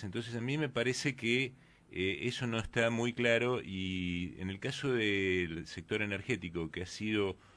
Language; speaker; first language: Spanish; native; Spanish